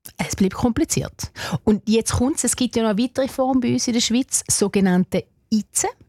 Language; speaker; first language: German; native; German